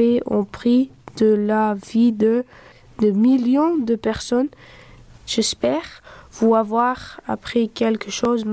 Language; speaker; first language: French; early bilingual, other home language; Dutch